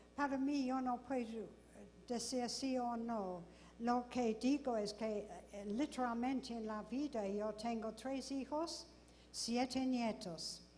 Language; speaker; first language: Spanish; non-native, fluent; English